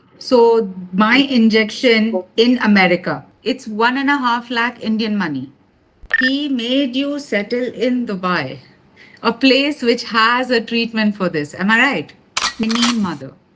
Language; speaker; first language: English; non-native, local second language; Urdu